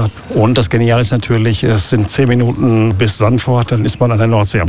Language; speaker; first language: German; native; German